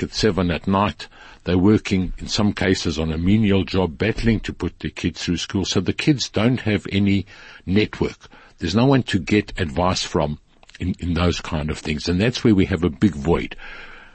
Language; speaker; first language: English; native; English